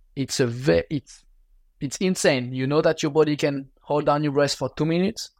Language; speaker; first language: English; non-native, learner; French